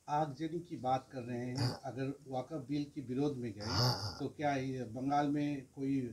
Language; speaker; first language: Hindi; non-native, local second language; Bangla